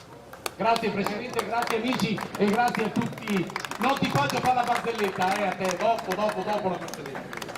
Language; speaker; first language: Italian; native; Italian